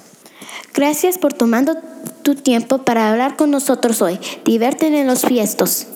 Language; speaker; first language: Spanish; non-native, learner; English